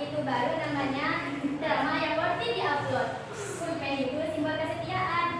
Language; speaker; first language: Indonesian; native; Indonesian